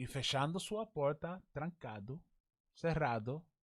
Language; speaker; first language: Portuguese; non-native, learner; English